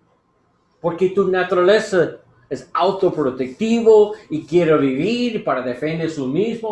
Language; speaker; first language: Spanish; non-native, learner; English